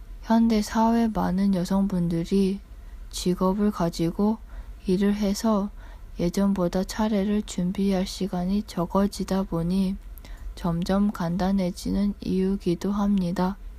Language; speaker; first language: Korean; non-native, learner; English